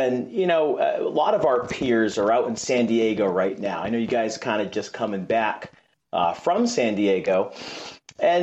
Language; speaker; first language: English; native; English